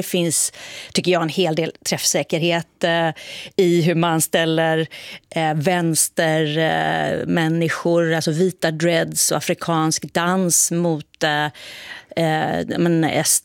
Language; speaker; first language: Swedish; native; Swedish